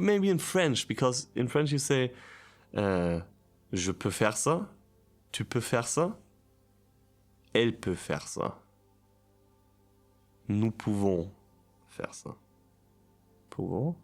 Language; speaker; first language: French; non-native, learner; German